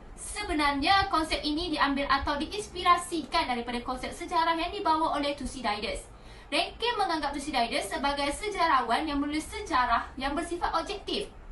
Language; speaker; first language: Malay; native; Malay